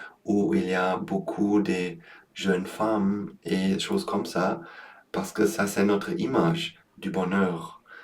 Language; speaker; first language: French; non-native, learner; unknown